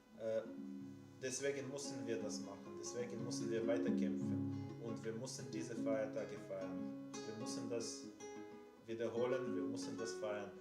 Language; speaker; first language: German; non-native, learner; Ukrainian